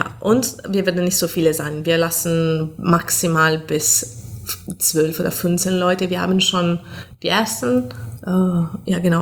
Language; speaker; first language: German; non-native, fluent; Italian